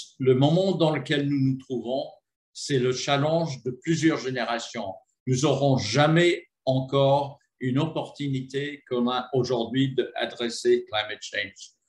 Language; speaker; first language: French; non-native, fluent; English